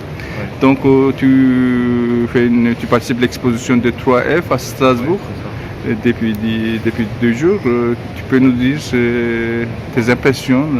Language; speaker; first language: French; non-native, fluent; Turkish